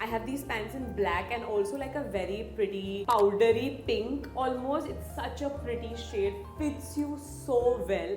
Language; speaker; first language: English; non-native, local second language; Hindi